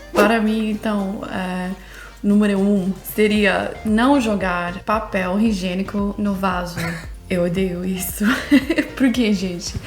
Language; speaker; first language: Portuguese; non-native, fluent; English